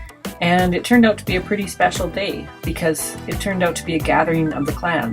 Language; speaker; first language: English; native; English